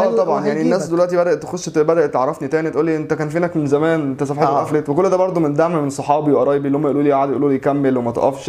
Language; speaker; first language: Arabic; native; Arabic